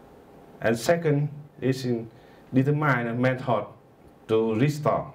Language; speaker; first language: English; non-native, learner; Vietnamese